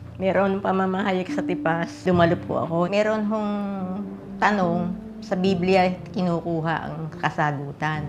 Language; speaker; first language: Filipino; native; Filipino